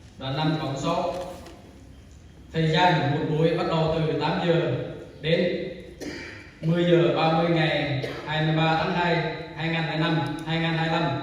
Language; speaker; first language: Vietnamese; non-native, local second language; Jarai